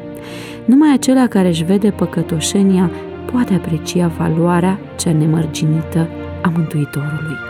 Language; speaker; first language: Romanian; native; Romanian